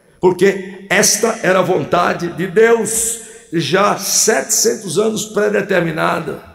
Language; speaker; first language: Portuguese; native; Portuguese